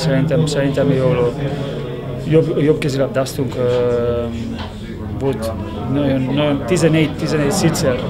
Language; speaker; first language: Hungarian; non-native, learner; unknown